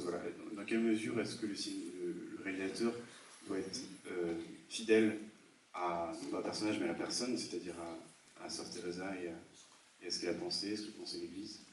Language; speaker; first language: French; native; French